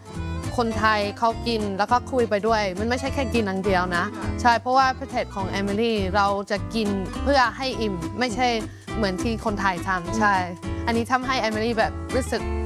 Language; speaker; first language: Thai; non-native, fluent; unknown